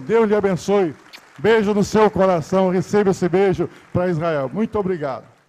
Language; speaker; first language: Portuguese; native; Portuguese